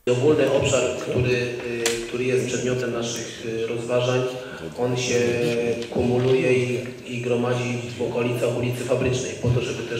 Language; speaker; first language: Polish; native; Polish